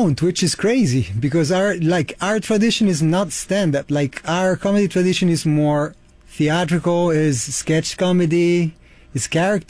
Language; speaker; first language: English; non-native, fluent; Italian